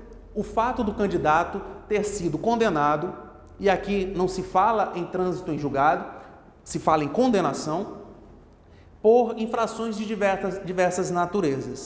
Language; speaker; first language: Portuguese; native; Portuguese